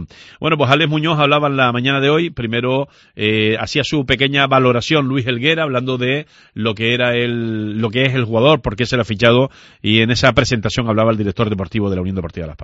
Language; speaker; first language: Spanish; native; Spanish